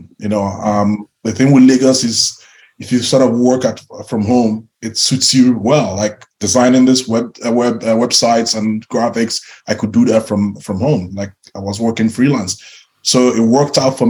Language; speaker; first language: English; non-native, local second language; Igbo